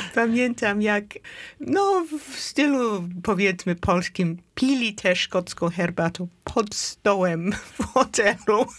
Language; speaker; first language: Polish; non-native, fluent; English